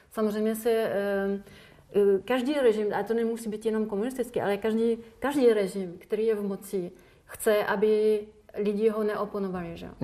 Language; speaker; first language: Czech; non-native, fluent; French